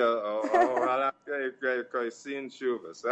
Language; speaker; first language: Portuguese; non-native, learner; English